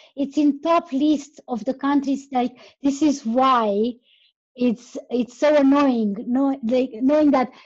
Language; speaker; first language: English; non-native, fluent; Romanian